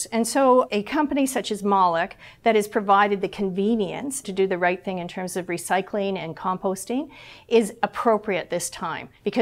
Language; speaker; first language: English; native; English